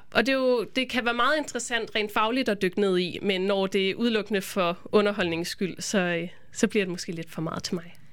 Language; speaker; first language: Danish; native; Danish